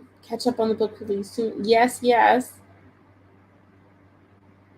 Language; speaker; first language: English; native; English